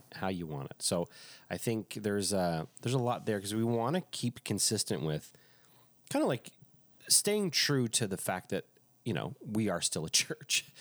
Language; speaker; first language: English; native; English